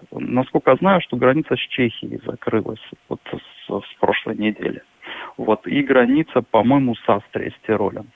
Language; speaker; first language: Russian; native; Russian